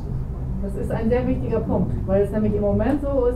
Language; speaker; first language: German; native; German